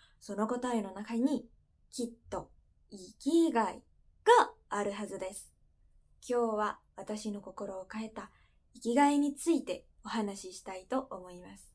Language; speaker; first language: Japanese; non-native, fluent; Indonesian